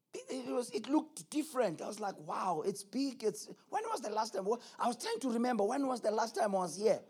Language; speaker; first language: English; non-native, local second language; Zulu